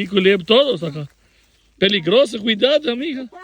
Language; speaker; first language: Spanish; non-native, learner; Albanian